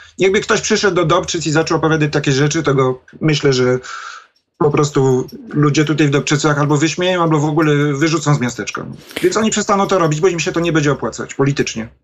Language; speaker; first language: Polish; native; Polish